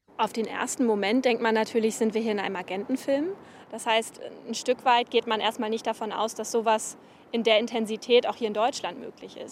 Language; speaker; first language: German; native; German